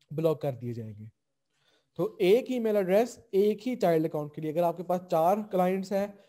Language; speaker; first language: Urdu; non-native, local second language; Punjabi